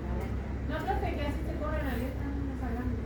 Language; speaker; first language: Spanish; native; Spanish